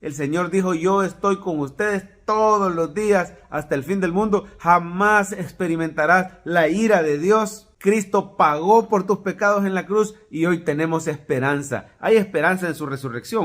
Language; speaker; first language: Spanish; native; Spanish